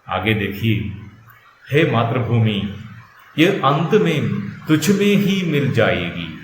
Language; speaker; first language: Hindi; non-native, local second language; Malayalam